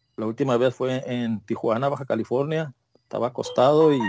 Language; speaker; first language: Spanish; native; Spanish